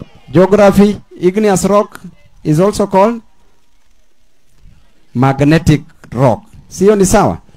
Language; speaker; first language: English; non-native, local second language; Luo (Kenya and Tanzania)